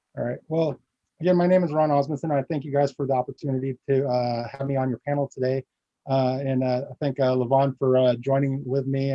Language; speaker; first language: English; early bilingual, other home language; Filipino